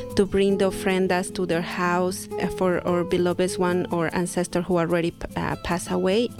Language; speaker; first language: English; non-native, fluent; Spanish